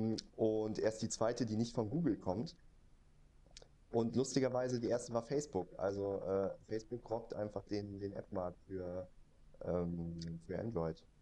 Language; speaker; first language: German; native; German